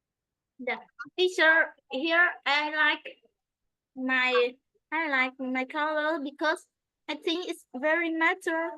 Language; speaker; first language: English; non-native, learner; Vietnamese